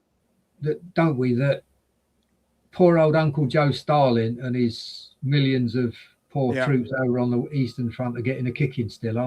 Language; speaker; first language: English; native; English